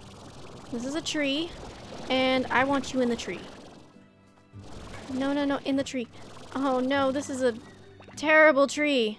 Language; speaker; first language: English; native; English